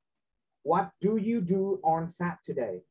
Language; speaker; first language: English; non-native, fluent; Vietnamese